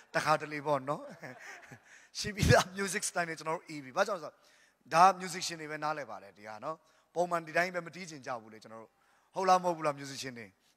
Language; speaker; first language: Burmese; non-native, local second language; Tedim Chin